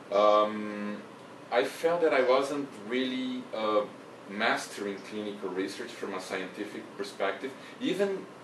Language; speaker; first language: English; non-native, fluent; Portuguese